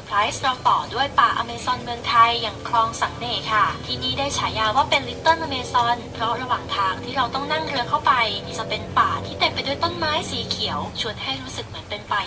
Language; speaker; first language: Thai; native; Thai